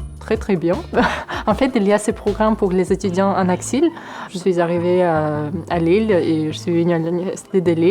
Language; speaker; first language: French; non-native, fluent; Ukrainian